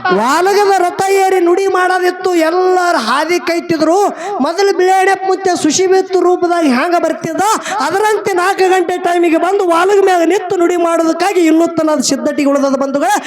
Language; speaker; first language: Kannada; native; Kannada